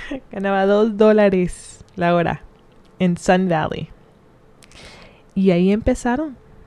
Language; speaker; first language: Spanish; early bilingual, heritage; Spanish